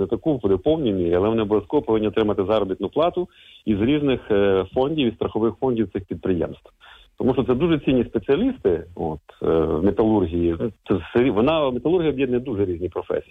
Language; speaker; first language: Ukrainian; native; Ukrainian